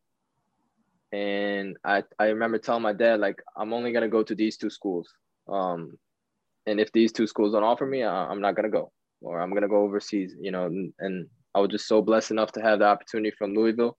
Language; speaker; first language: English; early bilingual, other home language; Japanese